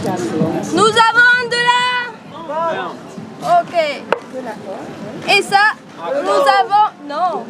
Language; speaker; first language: French; native; French